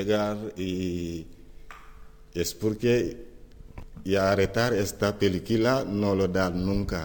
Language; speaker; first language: Spanish; non-native, learner; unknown